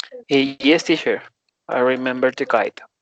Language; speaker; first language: English; non-native, learner; Spanish